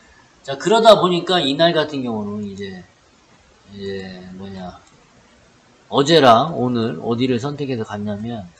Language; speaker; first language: Korean; native; Korean